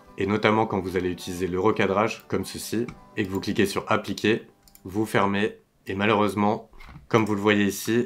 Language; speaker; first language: French; native; French